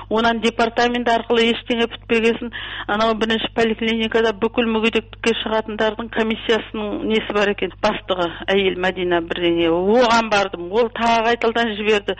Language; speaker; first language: Kazakh; early bilingual, heritage; Kazakh